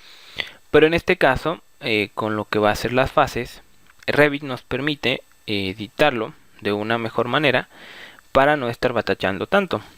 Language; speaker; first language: Spanish; native; Spanish